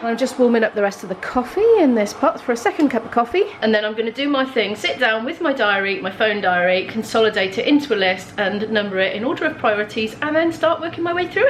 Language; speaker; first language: English; native; English